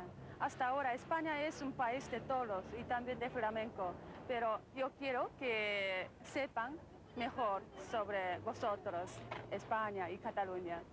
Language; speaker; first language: Spanish; non-native, fluent; Japanese